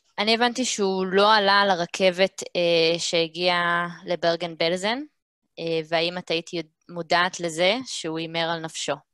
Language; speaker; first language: Hebrew; native; Hebrew